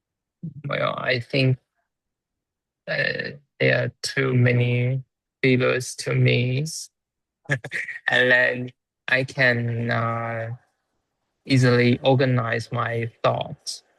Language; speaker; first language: English; non-native, learner; Chinese